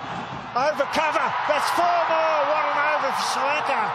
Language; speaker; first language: English; native; English